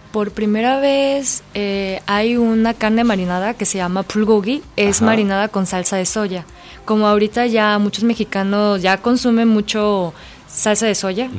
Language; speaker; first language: Spanish; non-native, fluent; Korean